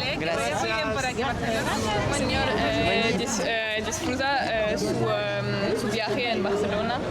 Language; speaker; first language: Spanish; non-native, learner; French